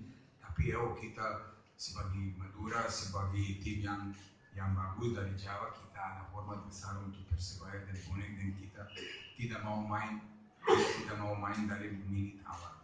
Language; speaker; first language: Indonesian; non-native, fluent; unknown